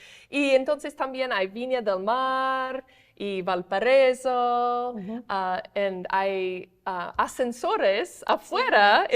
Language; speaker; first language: Spanish; non-native, fluent; English